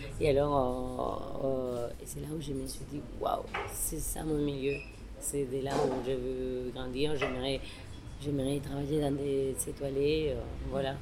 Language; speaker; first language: French; non-native, fluent; Spanish